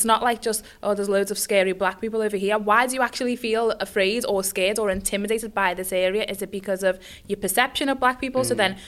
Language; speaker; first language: English; native; English